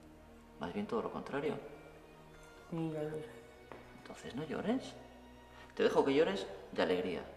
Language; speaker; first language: Spanish; native; Spanish